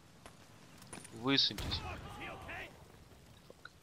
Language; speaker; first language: Russian; native; Russian